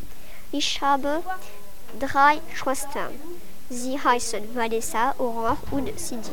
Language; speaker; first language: German; non-native, learner; French